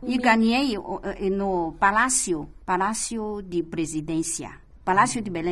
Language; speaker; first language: Portuguese; non-native, fluent; Chinese